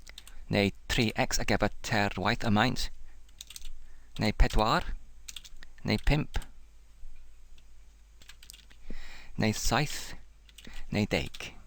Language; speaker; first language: Welsh; non-native, learner; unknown